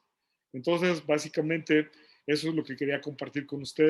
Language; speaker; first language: Spanish; native; Spanish